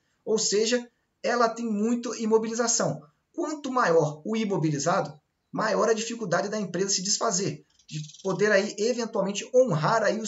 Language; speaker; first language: Portuguese; native; Portuguese